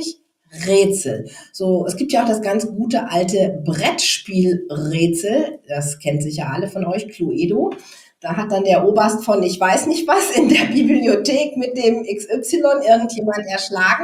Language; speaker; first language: German; native; German